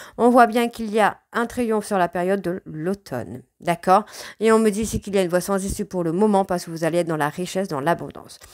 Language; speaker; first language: French; native; French